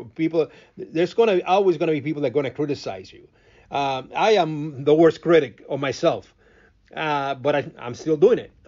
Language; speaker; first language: English; non-native, fluent; Spanish